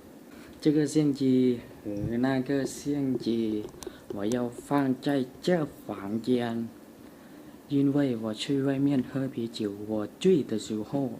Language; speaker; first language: Chinese; non-native, learner; Lao